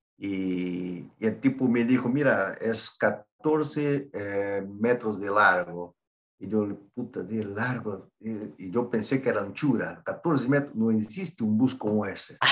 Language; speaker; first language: Spanish; non-native, fluent; Portuguese